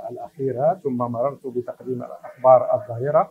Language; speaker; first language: Arabic; native; Arabic